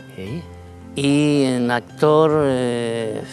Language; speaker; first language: Spanish; native; Spanish